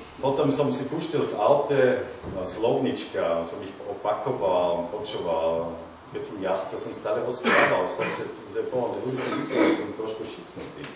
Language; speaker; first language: Slovak; non-native, learner; German